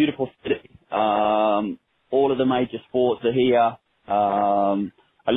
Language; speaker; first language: English; native; English